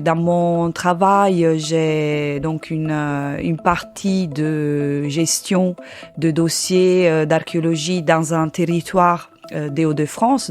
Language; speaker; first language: French; native; French